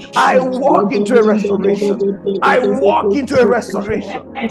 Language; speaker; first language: English; non-native, local second language; Yoruba